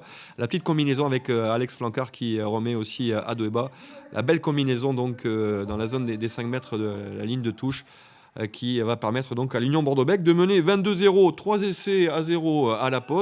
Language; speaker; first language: French; native; French